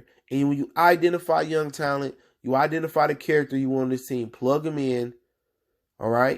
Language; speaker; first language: English; native; English